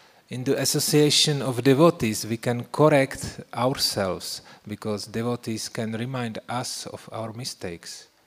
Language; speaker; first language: English; non-native, fluent; Czech